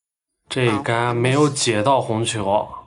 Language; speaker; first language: Chinese; native; Chinese